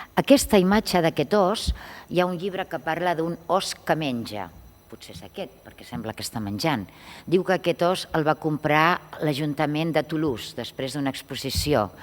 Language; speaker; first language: Catalan; non-native, local second language; Spanish